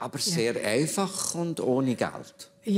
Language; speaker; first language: German; native; German